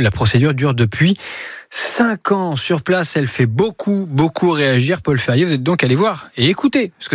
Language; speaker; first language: French; native; French